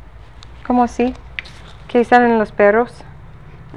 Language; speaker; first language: Spanish; non-native, learner; English